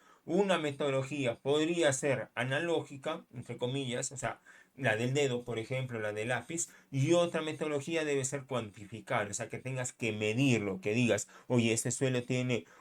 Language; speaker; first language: Spanish; native; Spanish